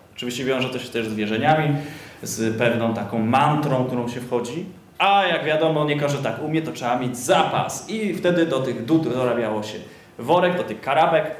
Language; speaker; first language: Polish; native; Polish